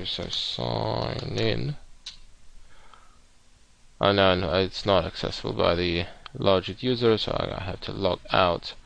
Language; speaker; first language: English; non-native, fluent; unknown